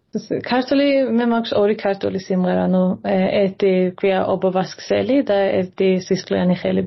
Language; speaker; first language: Georgian; early bilingual, heritage; Georgian